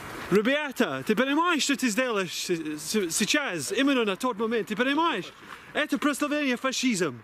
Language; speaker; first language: Russian; non-native, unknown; English